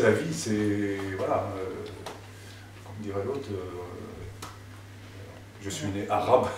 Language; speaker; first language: French; native; French